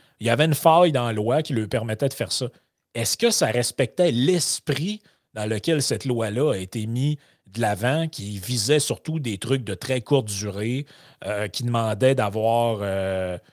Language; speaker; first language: French; native; French